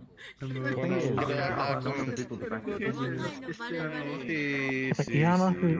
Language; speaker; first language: Spanish; early bilingual, heritage; Spanish